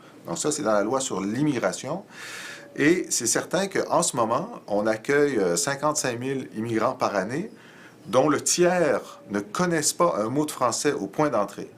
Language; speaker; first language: French; native; French